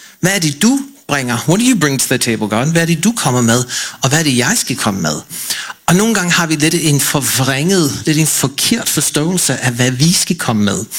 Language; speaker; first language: Danish; non-native, fluent; English